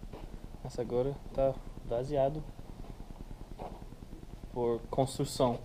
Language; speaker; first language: Portuguese; non-native, learner; English